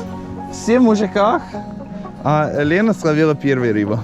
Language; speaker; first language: Russian; non-native, learner; English